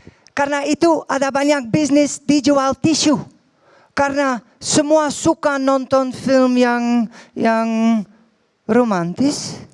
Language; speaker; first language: Indonesian; non-native, fluent; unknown